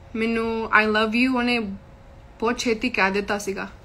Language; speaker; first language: Punjabi; early bilingual, heritage; Punjabi